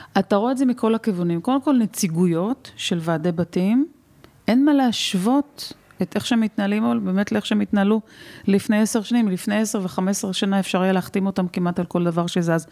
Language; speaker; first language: Hebrew; native; Hebrew